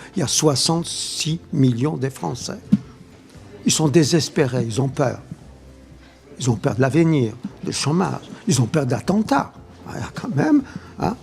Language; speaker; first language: French; non-native, fluent; Polish